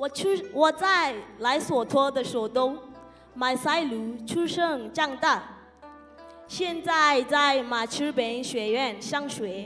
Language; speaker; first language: Chinese; non-native, learner; Southern Sotho